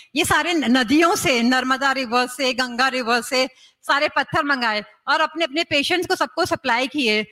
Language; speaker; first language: Hindi; native; Hindi